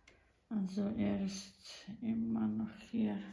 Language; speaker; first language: German; non-native, fluent; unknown